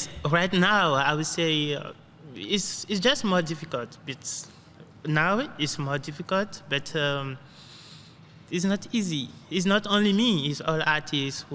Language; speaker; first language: English; non-native, learner; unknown